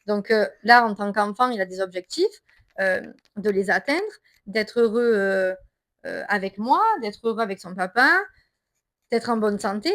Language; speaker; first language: French; native; French